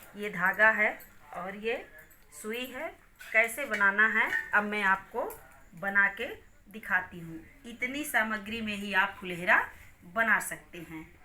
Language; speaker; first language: Hindi; native; Hindi